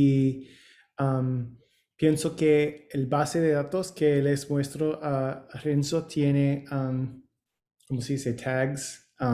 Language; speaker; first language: Spanish; non-native, learner; English